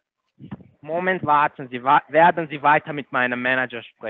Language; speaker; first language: German; non-native, fluent; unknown